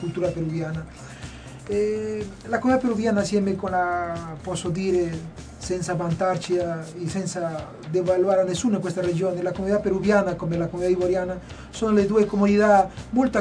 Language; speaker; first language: Italian; non-native, fluent; Spanish